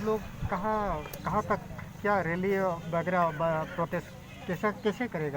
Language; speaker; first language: Hindi; non-native, local second language; Kok Borok